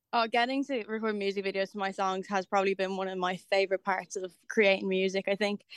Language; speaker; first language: English; native; English